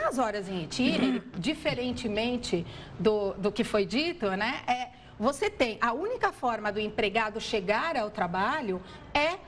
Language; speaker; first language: Portuguese; native; Portuguese